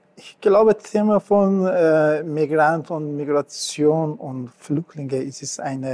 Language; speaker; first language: German; non-native, learner; Persian